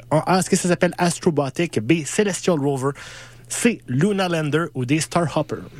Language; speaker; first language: French; native; French